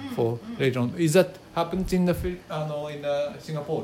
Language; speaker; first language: English; non-native, learner; Japanese